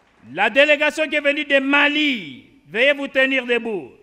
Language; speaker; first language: French; non-native, local second language; Lingala